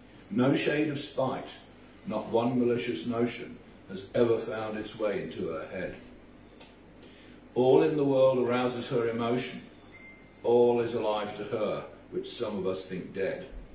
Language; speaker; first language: English; native; English